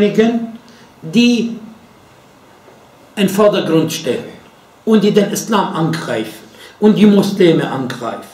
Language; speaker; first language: German; non-native, fluent; Arabic